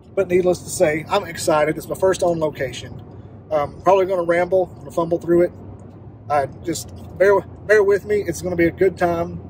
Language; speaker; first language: English; native; English